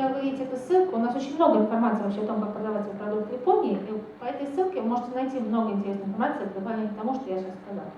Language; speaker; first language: Russian; native; Russian